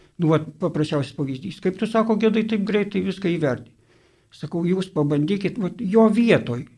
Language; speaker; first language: Lithuanian; native; Lithuanian